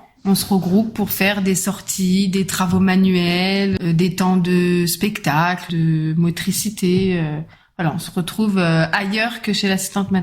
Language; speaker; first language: French; native; French